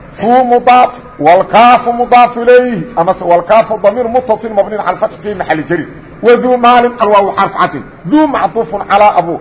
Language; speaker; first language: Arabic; non-native, fluent; Somali